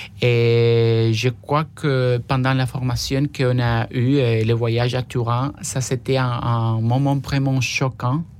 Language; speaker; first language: French; non-native, fluent; Spanish